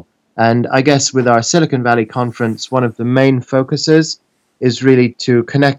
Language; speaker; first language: English; native; English